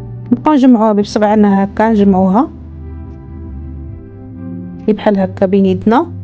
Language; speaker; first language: Arabic; native; Arabic